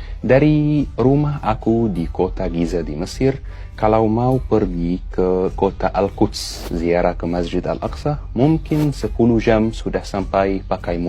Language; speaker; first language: Indonesian; non-native, fluent; Arabic